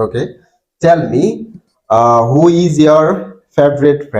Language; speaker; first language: English; non-native, fluent; Bangla